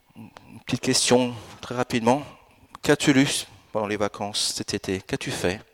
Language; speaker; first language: French; early bilingual, other home language; Italian